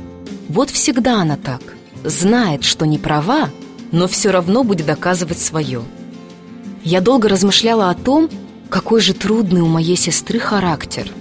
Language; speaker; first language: Russian; native; Russian